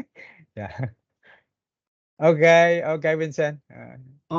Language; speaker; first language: English; non-native, learner; Vietnamese